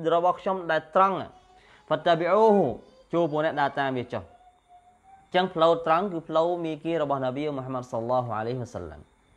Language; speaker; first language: Khmer; native; Khmer